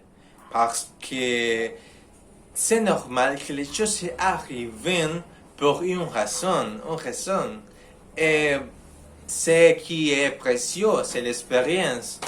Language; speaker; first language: French; non-native, learner; Spanish